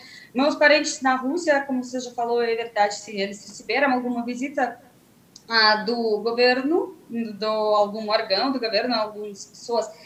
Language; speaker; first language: Portuguese; non-native, fluent; Russian